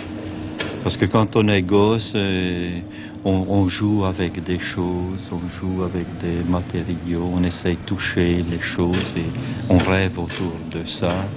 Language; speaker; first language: French; non-native, fluent; Hungarian